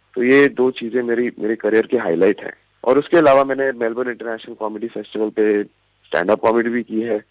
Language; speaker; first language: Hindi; native; Hindi